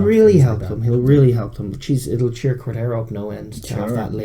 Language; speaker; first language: English; native; English